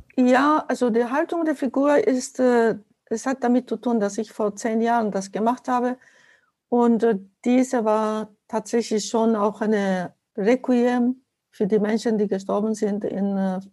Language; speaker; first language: German; non-native, fluent; Japanese